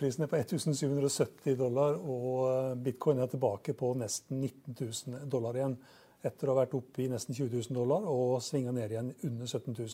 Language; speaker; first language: Norwegian; native; Norwegian